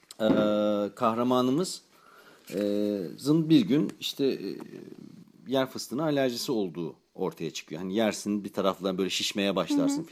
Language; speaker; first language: Turkish; native; Turkish